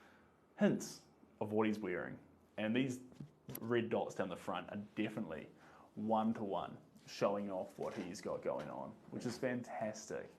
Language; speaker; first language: English; native; English